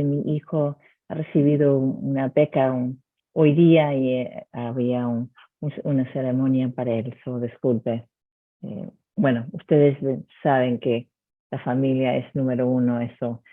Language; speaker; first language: Spanish; early bilingual, heritage; Spanish